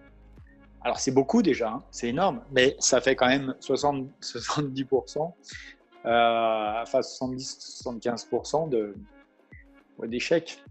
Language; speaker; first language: French; native; French